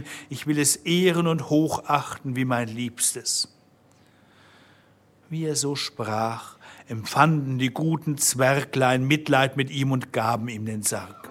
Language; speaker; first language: German; native; German